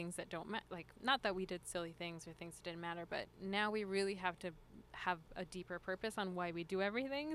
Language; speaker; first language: English; early bilingual, other home language; Spanish